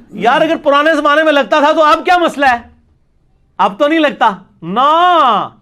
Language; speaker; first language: Urdu; non-native, local second language; Punjabi